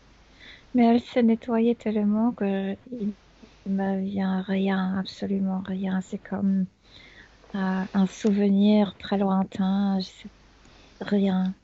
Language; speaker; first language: French; non-native, fluent; Spanish